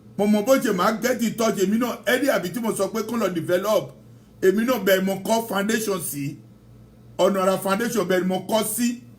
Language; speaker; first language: Yoruba; non-native, local second language; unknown